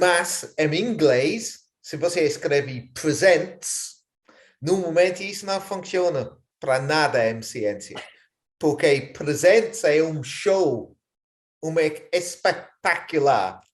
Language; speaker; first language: Portuguese; non-native, fluent; English